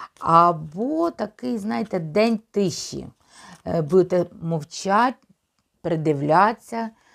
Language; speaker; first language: Ukrainian; non-native, local second language; Russian